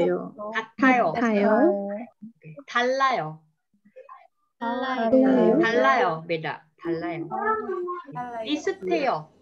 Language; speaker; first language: Korean; non-native, fluent; Indonesian